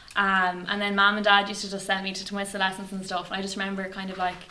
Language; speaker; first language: English; native; English